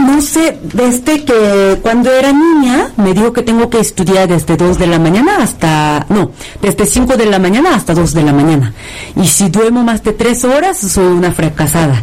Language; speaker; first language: Spanish; non-native, fluent; Korean